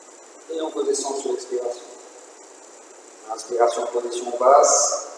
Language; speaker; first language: French; native; French